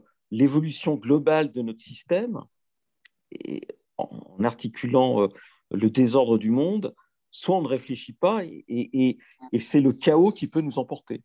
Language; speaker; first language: French; native; French